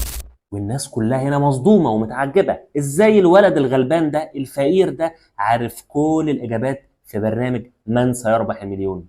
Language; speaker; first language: Arabic; native; Arabic